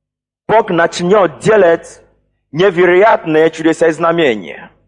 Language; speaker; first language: Russian; non-native, fluent; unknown